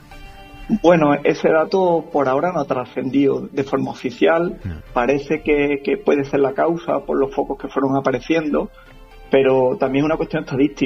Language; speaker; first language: Spanish; native; Spanish